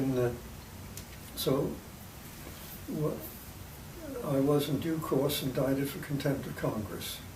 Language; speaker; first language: English; native; English